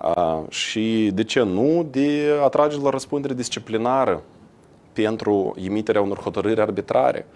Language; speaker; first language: Romanian; native; Romanian